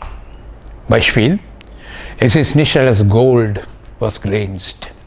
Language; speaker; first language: German; non-native, fluent; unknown